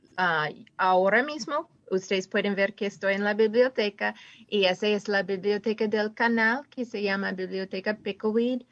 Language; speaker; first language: Spanish; non-native, fluent; English